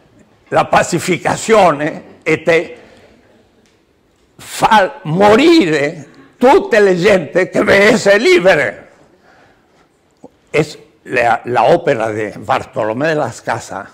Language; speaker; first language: Italian; non-native, learner; Spanish